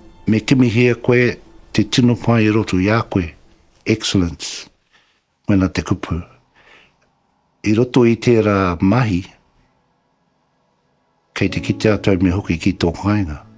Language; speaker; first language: Māori; non-native, local second language; English